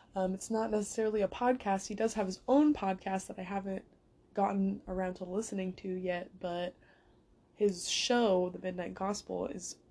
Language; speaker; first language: English; native; English